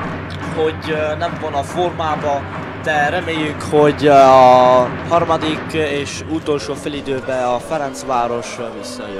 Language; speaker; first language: Hungarian; early bilingual, heritage; Hungarian